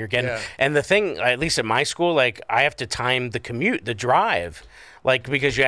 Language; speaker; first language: English; native; English